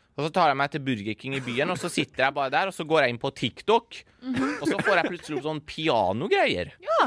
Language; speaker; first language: Norwegian; early bilingual, other home language; Persian